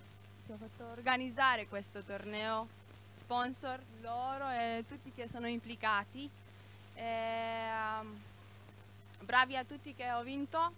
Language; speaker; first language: Italian; non-native, learner; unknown